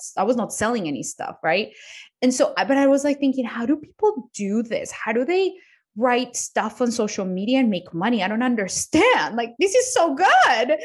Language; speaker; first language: English; non-native, fluent; Spanish